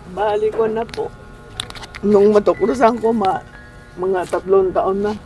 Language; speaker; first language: Filipino; non-native, local second language; Waray